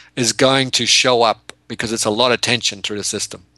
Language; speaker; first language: English; native; English